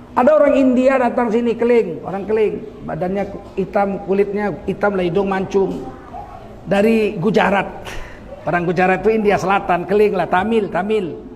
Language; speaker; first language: Malay; native; Malay